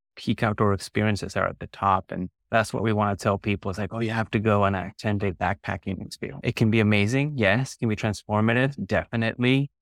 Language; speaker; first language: English; early bilingual, other home language; Spanish